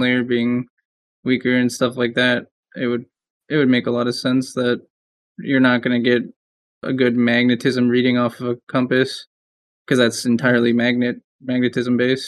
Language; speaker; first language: English; native; English